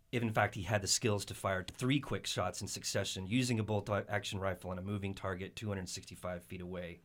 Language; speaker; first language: English; native; English